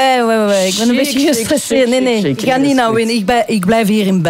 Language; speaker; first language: Dutch; non-native, local second language; French